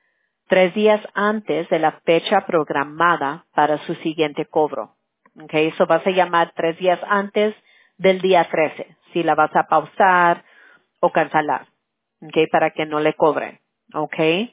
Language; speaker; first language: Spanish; early bilingual, heritage; English